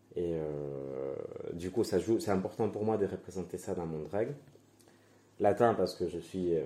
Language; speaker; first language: French; non-native, fluent; Spanish